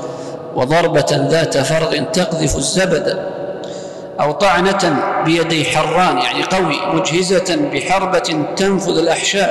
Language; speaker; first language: Arabic; native; Arabic